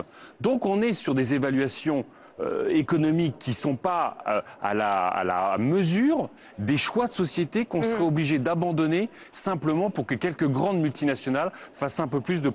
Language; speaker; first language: French; native; French